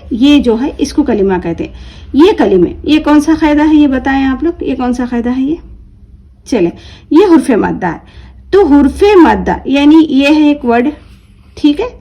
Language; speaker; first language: Urdu; native; Urdu